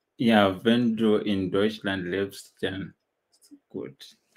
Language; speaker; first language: German; non-native, learner; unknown